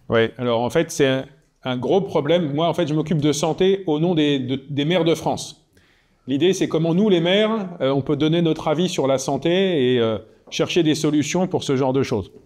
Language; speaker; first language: French; native; French